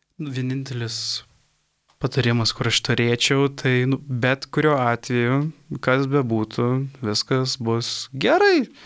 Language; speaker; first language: Lithuanian; early bilingual, heritage; Lithuanian